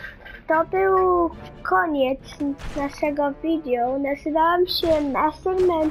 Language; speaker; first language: Polish; early bilingual, heritage; Polish